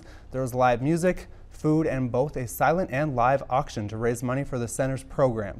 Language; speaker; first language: English; native; English